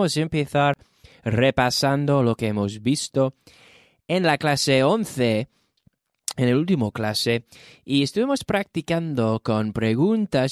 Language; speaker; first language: Spanish; non-native, fluent; English